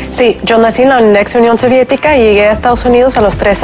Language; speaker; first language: Spanish; non-native, fluent; Russian